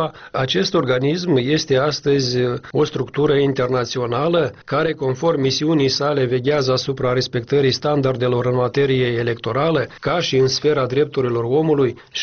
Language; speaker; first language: Romanian; native; Romanian